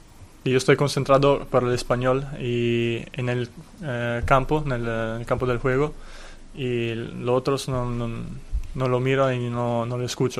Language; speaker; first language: Spanish; non-native, fluent; Italian